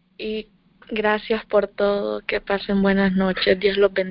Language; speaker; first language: Spanish; native; Spanish